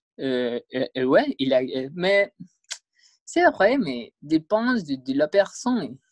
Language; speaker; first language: French; non-native, learner; Spanish